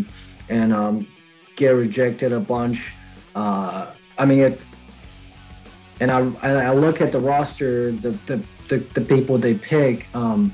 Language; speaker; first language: English; non-native, fluent; Chinese